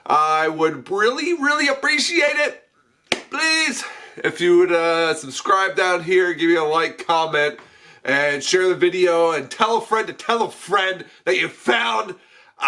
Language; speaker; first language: English; native; English